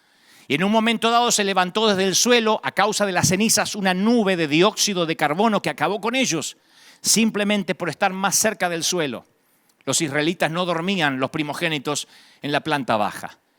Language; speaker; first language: Spanish; native; Spanish